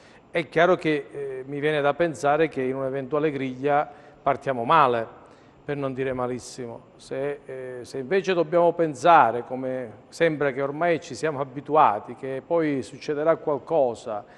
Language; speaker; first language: Italian; native; Italian